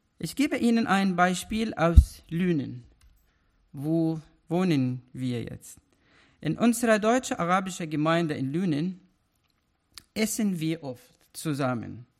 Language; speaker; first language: German; non-native, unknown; Arabic